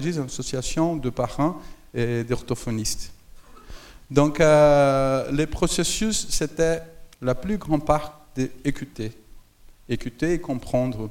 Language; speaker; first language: French; non-native, fluent; Portuguese